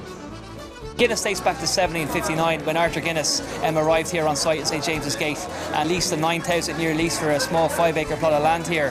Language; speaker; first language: English; native; English